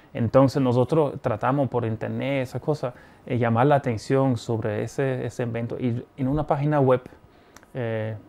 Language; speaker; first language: Spanish; non-native, fluent; German